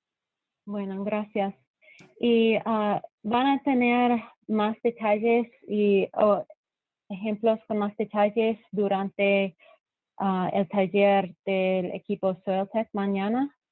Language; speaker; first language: Spanish; non-native, fluent; English